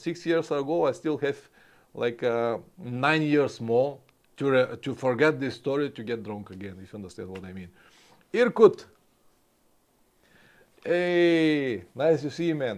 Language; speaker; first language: English; non-native, fluent; Bulgarian